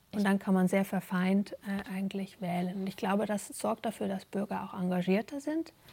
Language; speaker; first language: German; native; German